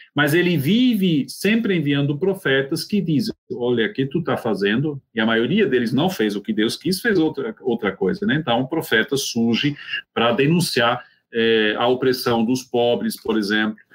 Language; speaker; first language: Portuguese; non-native, fluent; Swiss German